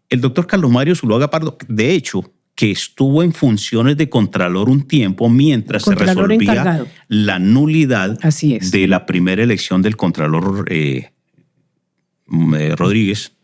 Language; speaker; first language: Spanish; native; Spanish